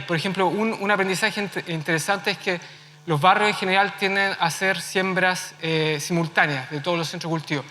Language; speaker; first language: Spanish; native; Spanish